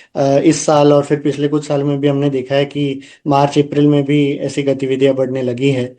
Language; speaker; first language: Hindi; non-native, local second language; Gujarati